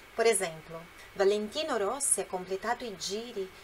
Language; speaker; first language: Italian; non-native, fluent; Portuguese